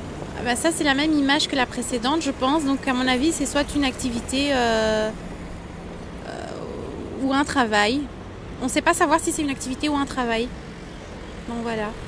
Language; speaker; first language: French; native; French